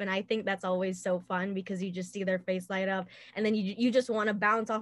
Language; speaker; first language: English; native; English